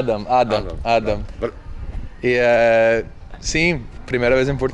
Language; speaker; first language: Portuguese; non-native, learner; English